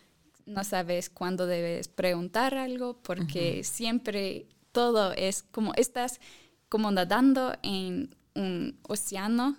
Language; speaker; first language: Spanish; non-native, fluent; English